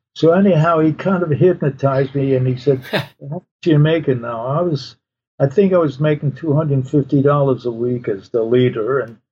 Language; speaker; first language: English; early bilingual, other home language; Polish